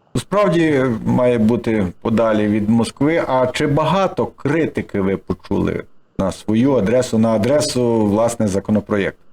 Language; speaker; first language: Ukrainian; native; Ukrainian